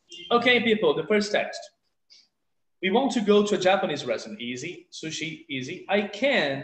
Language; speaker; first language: English; non-native, fluent; Portuguese